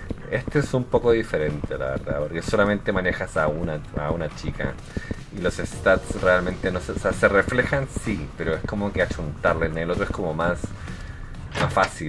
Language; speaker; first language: Spanish; native; Spanish